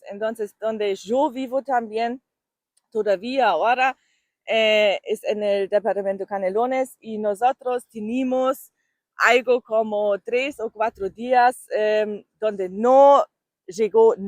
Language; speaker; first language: Spanish; non-native, fluent; German